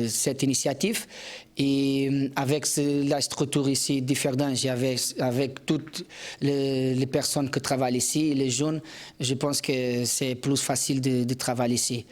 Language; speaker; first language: French; non-native, learner; Portuguese